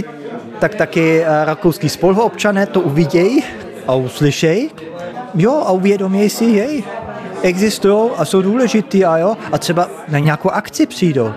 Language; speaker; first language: Czech; early bilingual, heritage; Czech